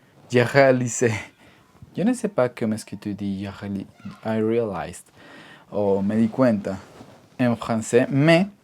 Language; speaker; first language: French; non-native, learner; Spanish